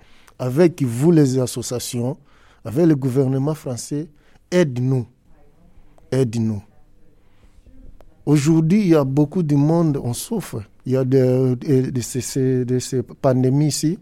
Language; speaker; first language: French; non-native, learner; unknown